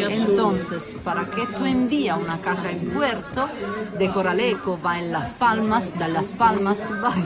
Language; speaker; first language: Spanish; non-native, fluent; Italian